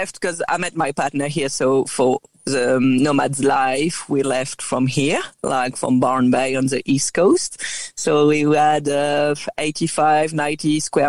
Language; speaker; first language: English; non-native, fluent; French